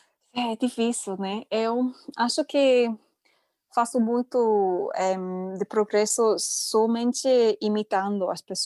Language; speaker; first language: Portuguese; non-native, fluent; English